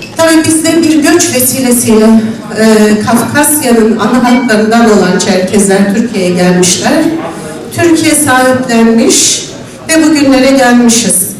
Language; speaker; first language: Turkish; non-native, local second language; Adyghe